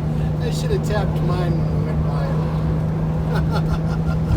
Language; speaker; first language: English; native; English